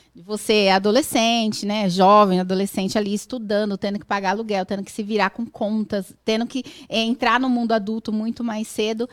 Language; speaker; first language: Portuguese; native; Portuguese